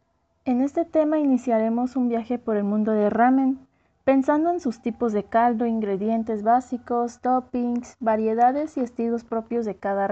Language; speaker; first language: Spanish; native; Spanish